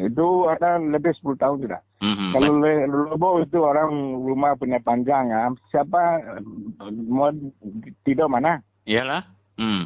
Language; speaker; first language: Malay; non-native, local second language; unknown